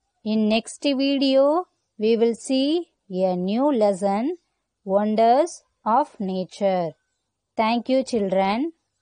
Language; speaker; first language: English; non-native, local second language; Tamil